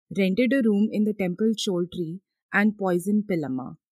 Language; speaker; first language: English; non-native, local second language; Hindi